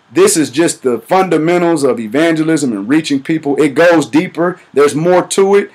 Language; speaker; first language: English; native; English